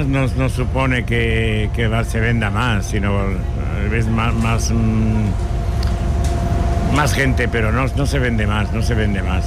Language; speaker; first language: Spanish; native; Spanish